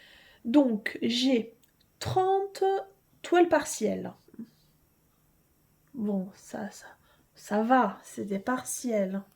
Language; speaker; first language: French; native; French